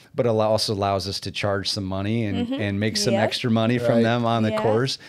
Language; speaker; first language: English; native; English